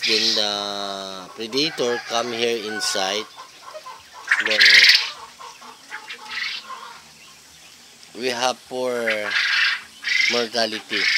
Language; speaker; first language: English; non-native, local second language; Filipino